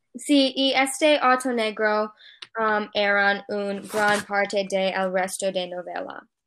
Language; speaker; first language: Spanish; non-native, learner; English